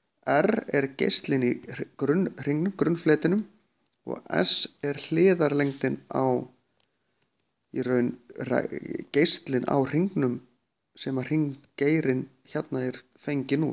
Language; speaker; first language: Icelandic; native; Icelandic